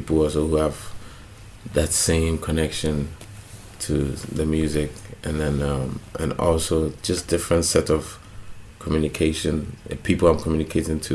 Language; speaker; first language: English; non-native, local second language; Akan